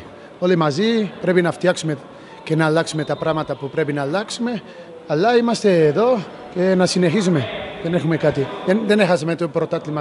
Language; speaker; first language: Greek; non-native, learner; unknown